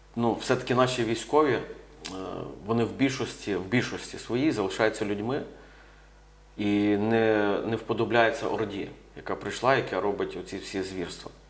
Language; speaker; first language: Ukrainian; native; Ukrainian